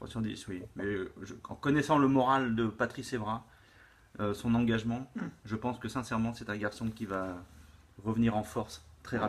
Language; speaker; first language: French; native; French